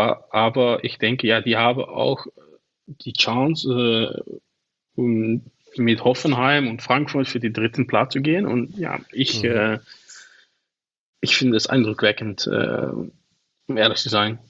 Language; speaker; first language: German; non-native, learner; Dutch